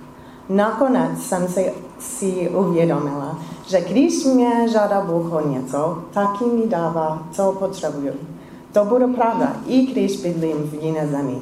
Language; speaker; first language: Czech; non-native, fluent; English